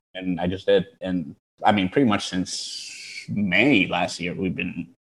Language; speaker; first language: English; early bilingual, other home language; Spanish